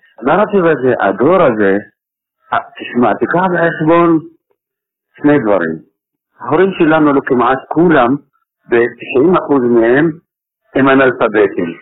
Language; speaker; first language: Hebrew; non-native, fluent; Arabic